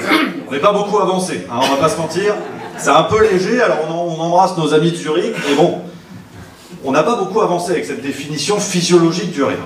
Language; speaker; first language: French; native; French